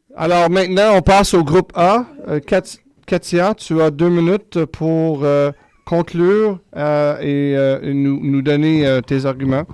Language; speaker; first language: French; native; French